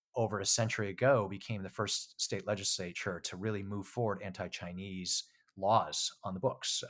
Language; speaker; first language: English; native; English